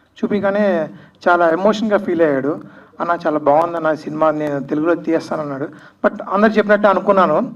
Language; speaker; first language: Telugu; native; Telugu